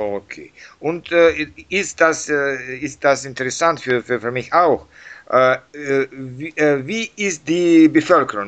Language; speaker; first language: German; non-native, learner; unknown